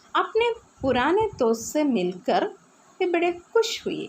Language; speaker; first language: Hindi; non-native, local second language; Malayalam